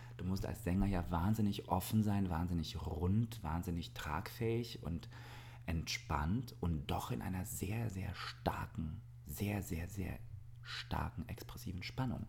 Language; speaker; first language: German; early bilingual, other home language; Russian